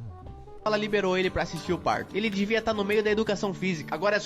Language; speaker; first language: Portuguese; native; Portuguese